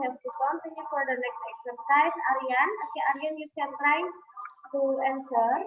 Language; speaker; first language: English; non-native, fluent; Indonesian